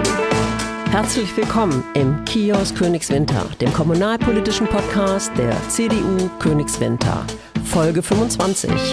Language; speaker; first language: German; native; German